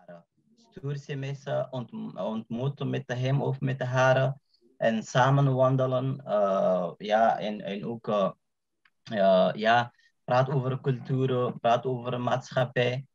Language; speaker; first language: Dutch; non-native, learner; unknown